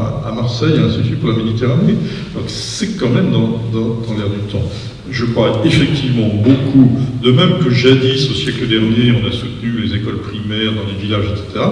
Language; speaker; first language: French; native; French